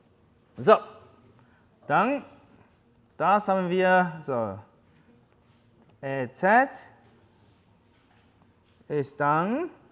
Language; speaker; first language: German; non-native, fluent; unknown